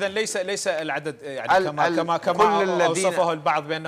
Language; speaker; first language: Arabic; native; Arabic